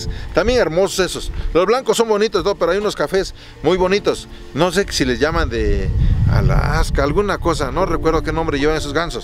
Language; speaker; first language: Spanish; native; Spanish